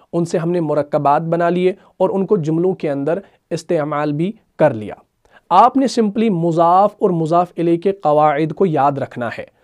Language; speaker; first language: Urdu; non-native, local second language; Punjabi